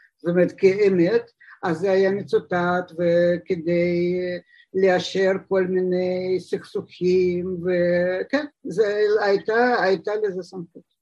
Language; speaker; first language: Hebrew; non-native, fluent; Russian